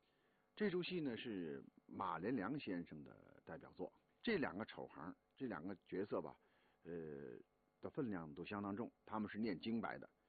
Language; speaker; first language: Chinese; native; Chinese